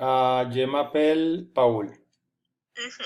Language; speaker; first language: French; non-native, learner; Spanish